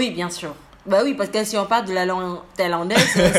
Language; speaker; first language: French; non-native, learner; Indonesian